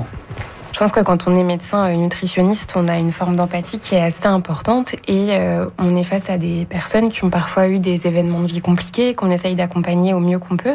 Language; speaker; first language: French; native; French